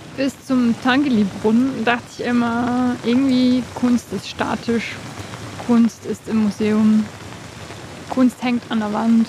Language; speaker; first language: German; early bilingual, other home language; Bosnian